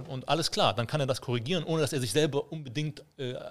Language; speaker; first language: German; native; German